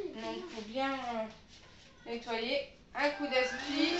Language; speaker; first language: French; native; French